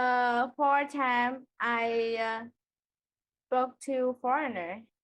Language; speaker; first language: English; non-native, learner; Vietnamese